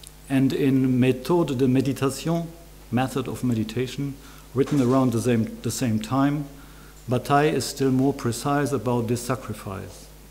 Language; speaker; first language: English; non-native, fluent; German